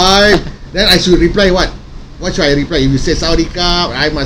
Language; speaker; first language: English; non-native, local second language; Malay